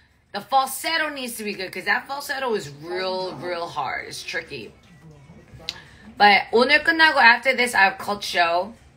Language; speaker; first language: English; early bilingual, other home language; Korean